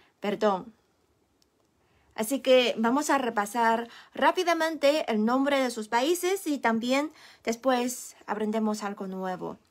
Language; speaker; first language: Spanish; non-native, fluent; Chinese